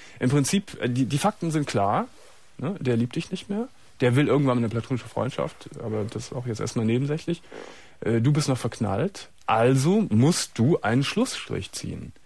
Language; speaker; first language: German; native; German